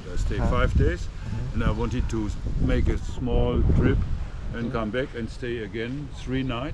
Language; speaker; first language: English; non-native, learner; German